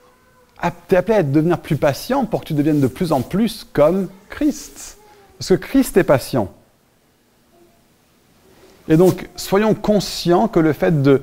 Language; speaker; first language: French; native; French